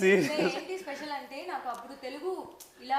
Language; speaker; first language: Telugu; non-native, learner; Tamil